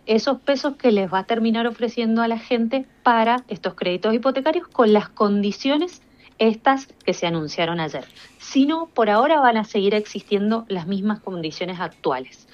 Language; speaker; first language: Spanish; native; Spanish